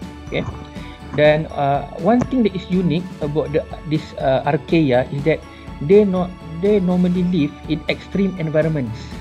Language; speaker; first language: English; non-native, local second language; Malay